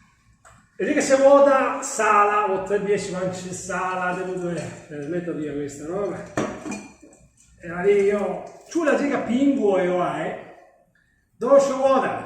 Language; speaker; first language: Chinese; non-native, fluent; Italian